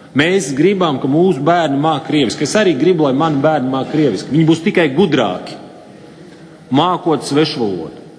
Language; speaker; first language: Latvian; native; Latvian